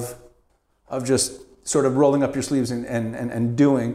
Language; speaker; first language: English; native; English